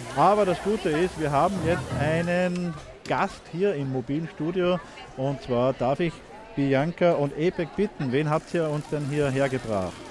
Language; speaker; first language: German; native; German